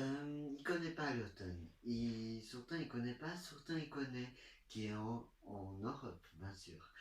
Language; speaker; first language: French; non-native, learner; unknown